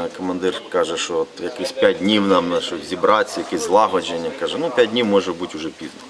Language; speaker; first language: Ukrainian; early bilingual, heritage; Ukrainian